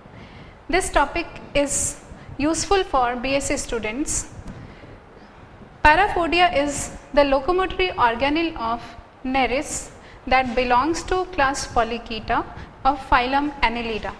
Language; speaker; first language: English; non-native, local second language; Hindi